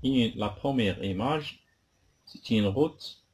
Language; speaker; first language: French; non-native, local second language; Arabic